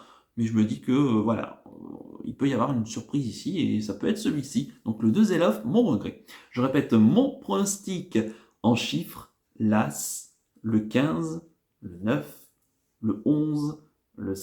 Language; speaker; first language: French; native; French